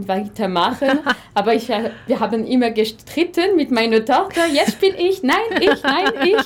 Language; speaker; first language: German; non-native, fluent; French